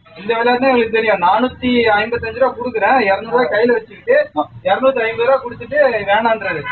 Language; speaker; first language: Tamil; native; Tamil